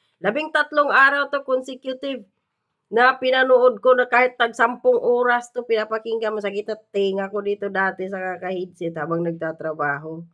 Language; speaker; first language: Filipino; native; Filipino